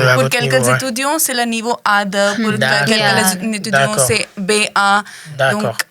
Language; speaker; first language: French; non-native, learner; Hindi